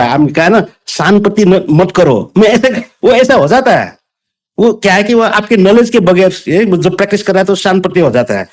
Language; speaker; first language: Hindi; non-native, local second language; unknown